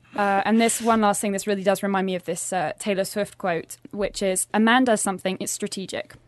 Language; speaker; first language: English; native; English